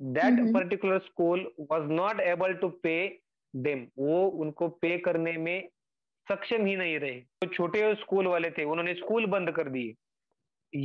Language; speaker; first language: Hindi; non-native, local second language; Marathi